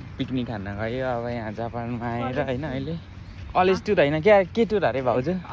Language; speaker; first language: Nepali; native; Nepali